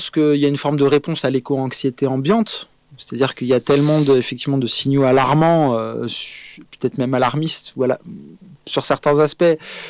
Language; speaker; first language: French; native; French